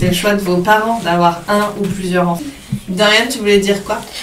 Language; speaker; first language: French; native; French